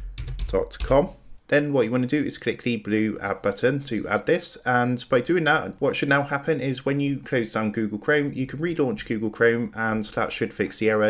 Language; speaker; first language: English; native; English